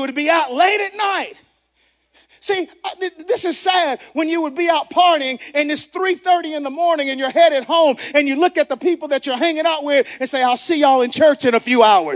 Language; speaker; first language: English; native; English